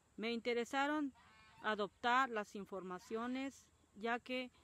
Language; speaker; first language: Spanish; non-native, local second language; Tzotzil